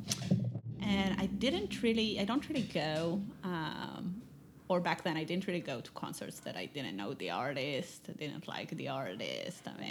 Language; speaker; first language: English; non-native, fluent; Hebrew